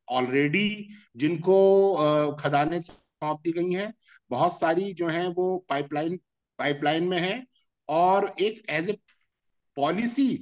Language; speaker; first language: Hindi; native; Hindi